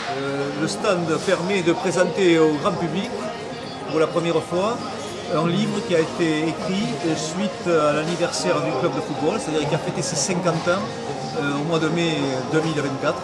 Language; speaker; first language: French; native; French